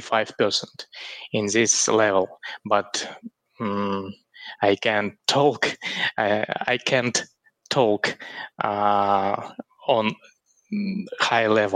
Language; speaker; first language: English; non-native, learner; Russian